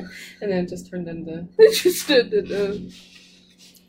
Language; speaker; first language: English; native; English